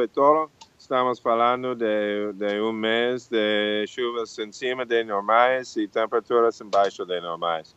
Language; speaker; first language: Portuguese; non-native, fluent; English